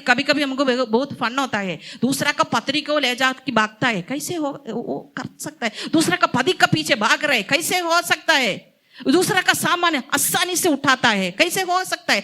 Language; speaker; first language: Hindi; non-native, local second language; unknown